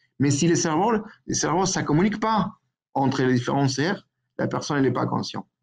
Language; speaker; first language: French; non-native, fluent; Spanish